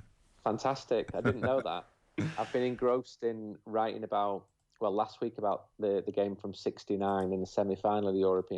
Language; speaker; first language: English; native; English